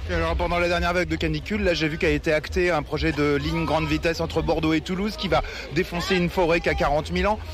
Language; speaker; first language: French; native; French